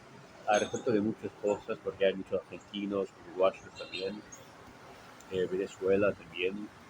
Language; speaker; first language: Spanish; non-native, learner; Portuguese